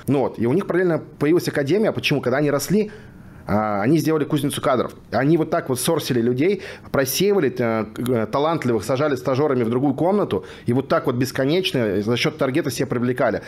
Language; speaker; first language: Russian; native; Russian